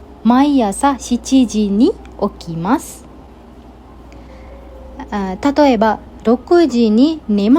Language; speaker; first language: Japanese; non-native, fluent; Sinhala